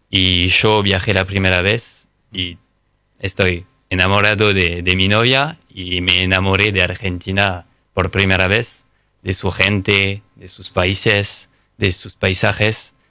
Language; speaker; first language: Spanish; non-native, fluent; French